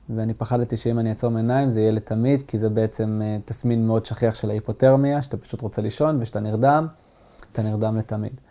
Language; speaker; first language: Hebrew; non-native, local second language; Arabic